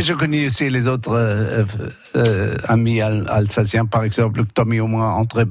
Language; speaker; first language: French; non-native, fluent; German